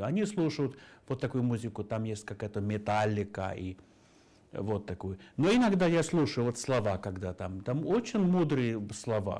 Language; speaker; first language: Russian; non-native, fluent; Finnish